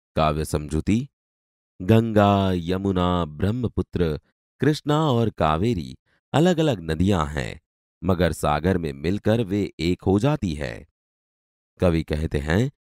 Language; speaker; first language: Hindi; non-native, local second language; Gujarati